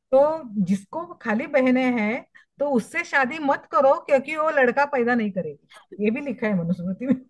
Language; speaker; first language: Hindi; non-native, local second language; Marathi